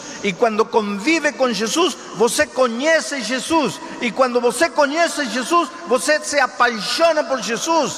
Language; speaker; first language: Portuguese; non-native, fluent; Spanish